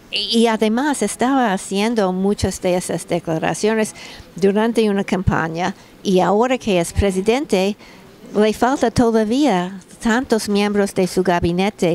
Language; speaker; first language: Spanish; non-native, fluent; English